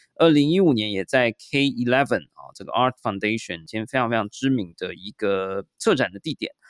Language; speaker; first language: Chinese; native; Chinese